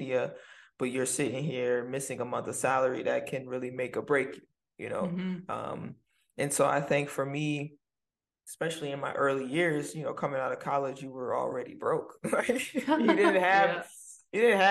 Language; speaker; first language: English; native; English